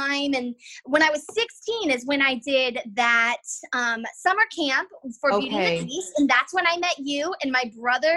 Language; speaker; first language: English; native; English